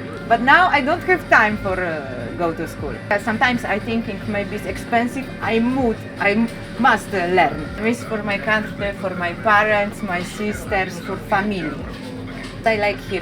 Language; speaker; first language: English; non-native, learner; Polish